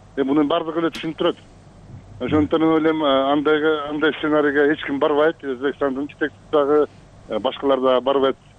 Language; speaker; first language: Kyrgyz; non-native, local second language; Uzbek